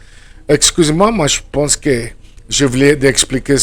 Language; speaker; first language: French; non-native, fluent; Spanish